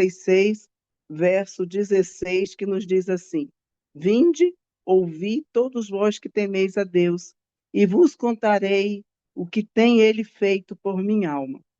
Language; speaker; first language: Portuguese; native; Portuguese